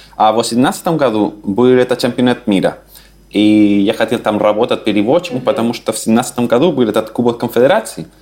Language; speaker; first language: Russian; non-native, fluent; Spanish